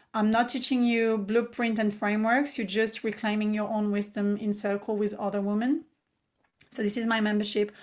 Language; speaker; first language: English; non-native, fluent; French